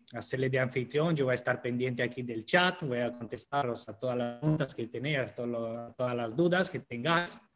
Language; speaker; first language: Spanish; non-native, fluent; Romanian